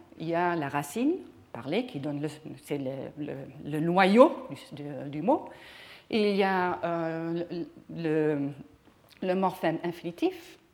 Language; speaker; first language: French; non-native, fluent; Dutch